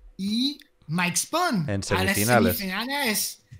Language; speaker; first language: Spanish; non-native, fluent; French